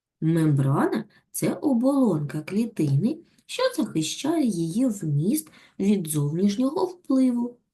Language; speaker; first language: Ukrainian; native; Ukrainian